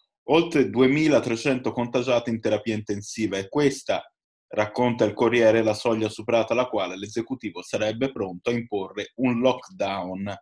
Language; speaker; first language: Italian; native; Italian